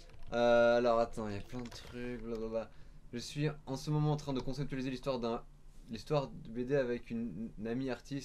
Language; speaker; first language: French; native; French